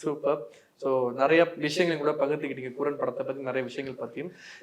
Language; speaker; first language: Tamil; native; Tamil